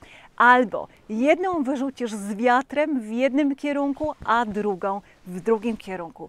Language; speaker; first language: Polish; native; Polish